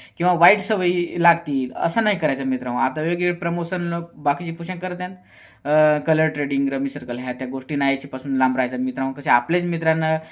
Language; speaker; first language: Marathi; non-native, local second language; Kukna